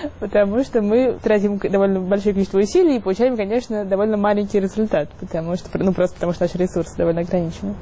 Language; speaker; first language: Russian; native; Russian